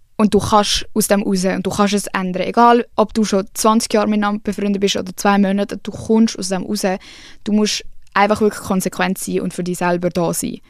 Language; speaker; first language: German; early bilingual, other home language; Swiss German